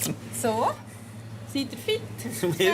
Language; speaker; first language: German; non-native, learner; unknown